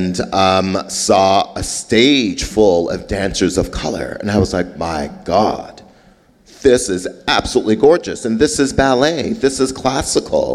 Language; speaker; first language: English; native; English